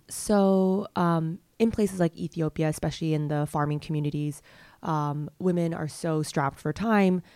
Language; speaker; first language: English; non-native, local second language; Cantonese